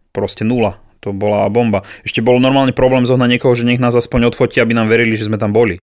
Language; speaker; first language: Slovak; native; Slovak